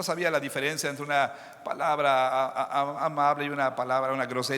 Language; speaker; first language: Spanish; non-native, fluent; English